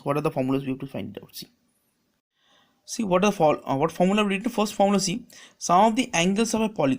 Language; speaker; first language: English; non-native, local second language; Bangla